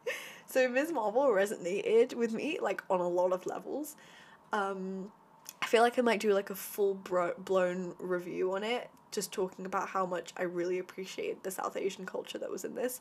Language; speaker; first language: English; native; English